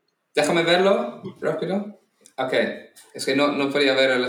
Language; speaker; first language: Spanish; non-native, fluent; English